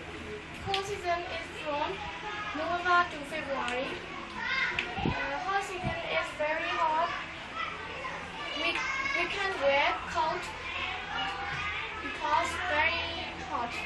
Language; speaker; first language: English; non-native, learner; Burmese